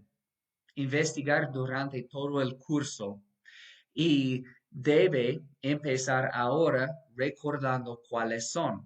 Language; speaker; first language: Spanish; non-native, fluent; English